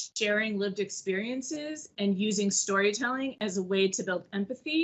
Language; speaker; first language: English; native; English